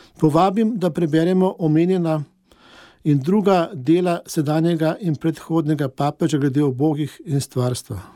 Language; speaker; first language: Slovenian; native; Slovenian